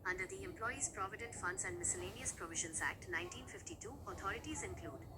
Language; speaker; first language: English; non-native, local second language; Marathi